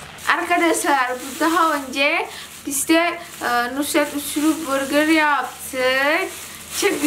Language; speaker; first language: Turkish; non-native, learner; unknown